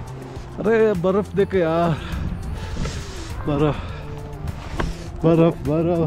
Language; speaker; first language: Hindi; non-native, local second language; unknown